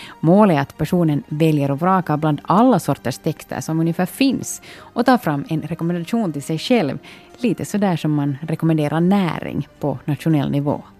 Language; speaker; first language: Swedish; native; Swedish